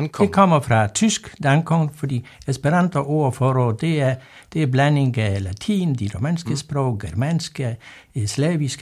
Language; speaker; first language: Danish; non-native, fluent; Polish